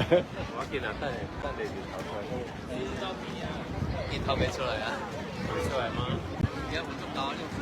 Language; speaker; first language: Chinese; native; Chinese